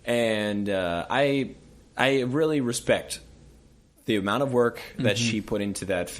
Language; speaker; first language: English; native; English